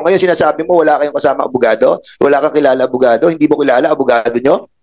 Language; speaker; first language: Filipino; native; Filipino